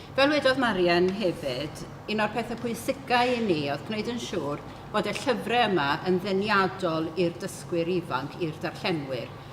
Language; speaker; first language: Welsh; native; Welsh